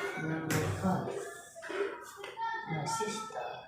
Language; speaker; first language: English; non-native, learner; Indonesian